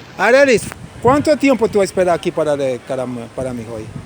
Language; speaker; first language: Spanish; non-native, learner; English